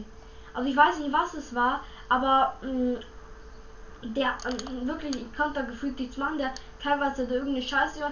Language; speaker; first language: German; native; German